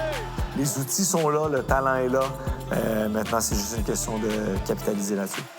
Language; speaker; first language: French; native; French